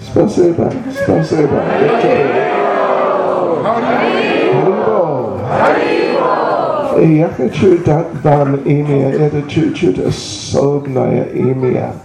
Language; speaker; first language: Russian; non-native, learner; English